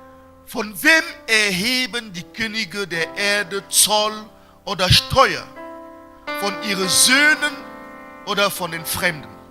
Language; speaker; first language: German; non-native, fluent; French